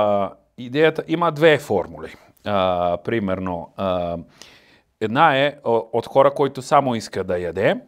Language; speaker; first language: Bulgarian; non-native, learner; Italian